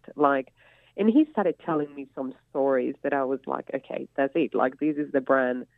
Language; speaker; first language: English; non-native, fluent; Spanish